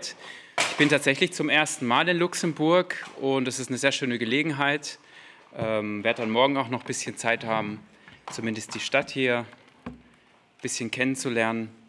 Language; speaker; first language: German; native; German